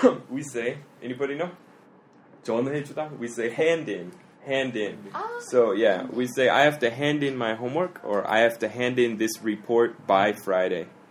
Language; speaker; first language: English; native; English